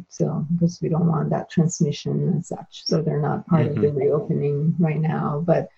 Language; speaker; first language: English; non-native, fluent; Spanish